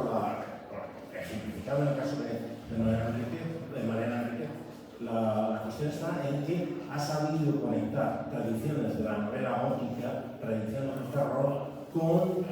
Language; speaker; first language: Spanish; native; Spanish